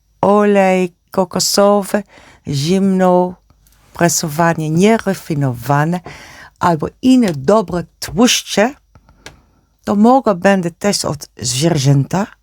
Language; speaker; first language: Polish; non-native, learner; Dutch